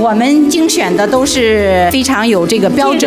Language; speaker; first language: Chinese; native; Chinese